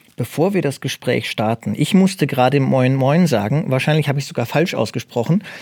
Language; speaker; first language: German; native; German